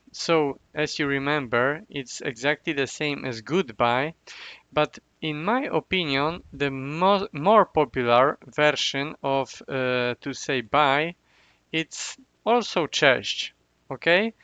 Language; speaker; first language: English; non-native, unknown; Polish